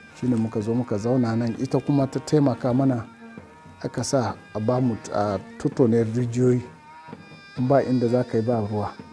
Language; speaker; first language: Hausa; non-native, local second language; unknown